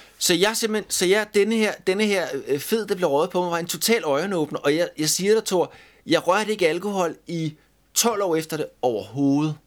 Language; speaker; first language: Danish; native; Danish